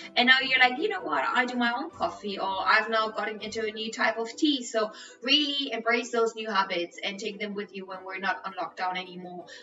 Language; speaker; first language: English; non-native, fluent; Spanish